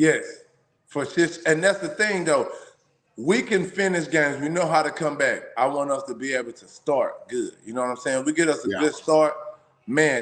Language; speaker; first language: English; native; English